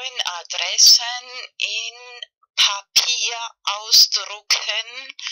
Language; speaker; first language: German; non-native, fluent; Spanish